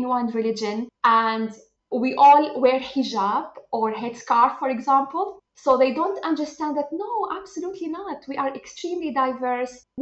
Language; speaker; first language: English; non-native, fluent; Arabic